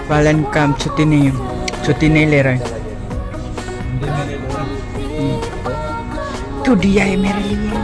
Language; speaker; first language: Hindi; non-native, local second language; Khasi